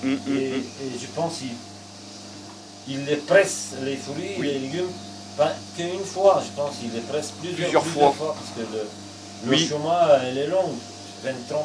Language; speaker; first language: French; non-native, fluent; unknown